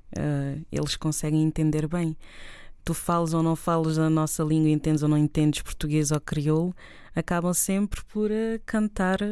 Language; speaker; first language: Portuguese; non-native, local second language; Kabuverdianu